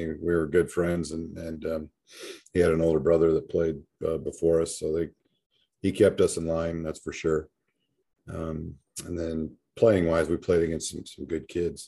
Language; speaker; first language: English; native; English